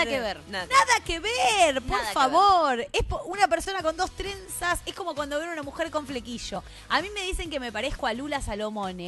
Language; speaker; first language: Spanish; native; Spanish